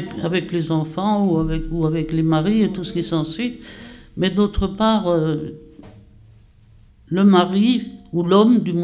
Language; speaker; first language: French; native; French